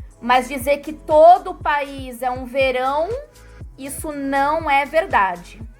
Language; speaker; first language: Portuguese; native; Portuguese